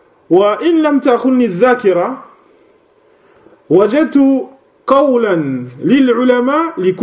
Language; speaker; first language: Arabic; non-native, fluent; French